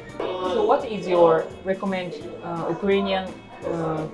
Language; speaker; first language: English; non-native, learner; Japanese